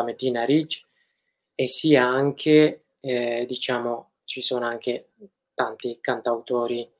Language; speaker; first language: Italian; non-native, fluent; Kurdish